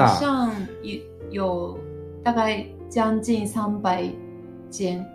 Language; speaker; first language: Chinese; non-native, learner; Japanese